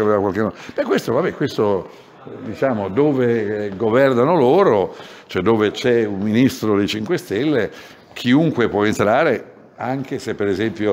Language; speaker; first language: Italian; native; Italian